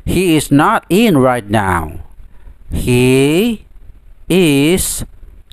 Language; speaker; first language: English; non-native, fluent; Indonesian